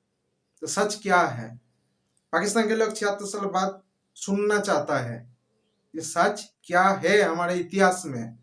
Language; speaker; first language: Hindi; non-native, local second language; Bangla